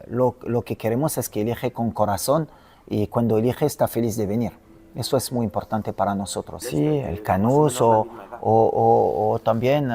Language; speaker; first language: Spanish; non-native, fluent; French